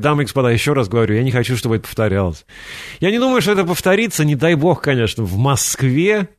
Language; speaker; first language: Russian; native; Russian